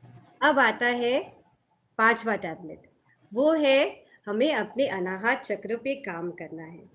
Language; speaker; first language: Hindi; native; Hindi